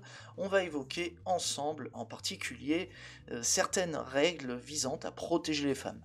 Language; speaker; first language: French; native; French